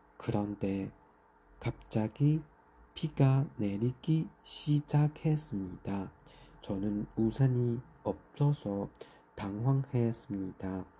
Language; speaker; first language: Korean; non-native, learner; Chinese